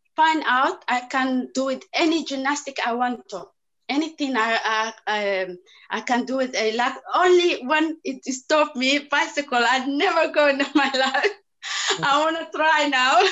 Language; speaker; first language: English; non-native, learner; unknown